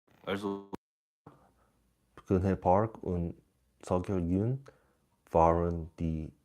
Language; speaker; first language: German; non-native, learner; Korean